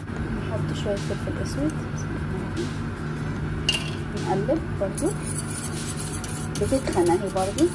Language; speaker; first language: Arabic; native; Arabic